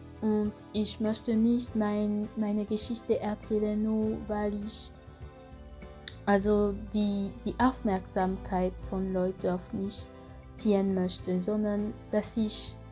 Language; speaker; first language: German; non-native, fluent; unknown